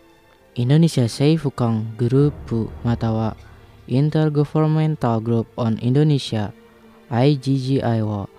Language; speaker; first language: Japanese; non-native, fluent; Indonesian